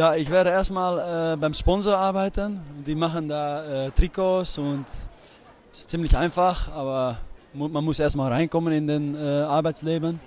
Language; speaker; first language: German; non-native, fluent; Dutch